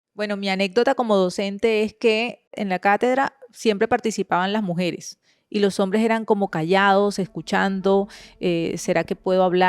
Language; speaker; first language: Spanish; native; Spanish